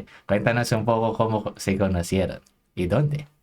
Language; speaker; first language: Spanish; non-native, fluent; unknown